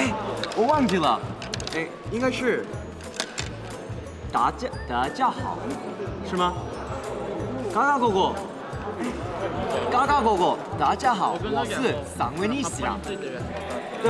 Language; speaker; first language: Chinese; non-native, learner; Japanese